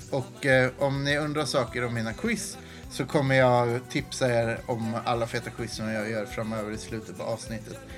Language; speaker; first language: Swedish; native; Swedish